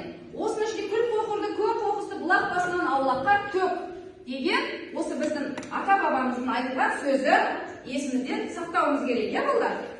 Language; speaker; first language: Kazakh; native; Kazakh